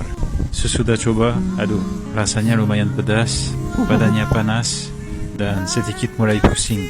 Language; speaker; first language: Indonesian; non-native, fluent; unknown